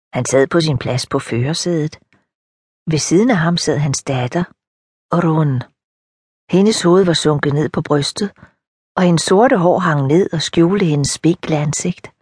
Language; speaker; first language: Danish; native; Danish